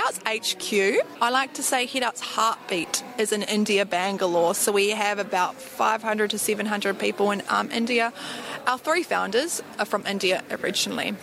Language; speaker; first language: English; native; English